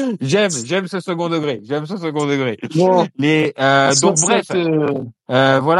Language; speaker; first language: French; native; French